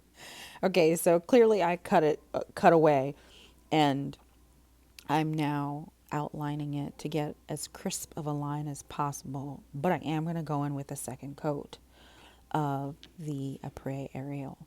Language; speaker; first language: English; native; English